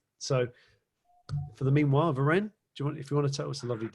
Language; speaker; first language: English; native; English